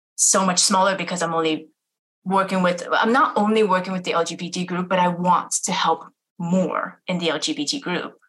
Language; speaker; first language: English; native; English